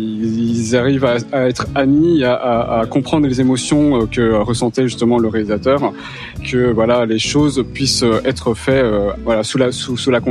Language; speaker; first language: French; native; French